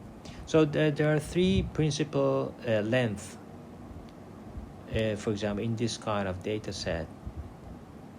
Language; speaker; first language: English; non-native, fluent; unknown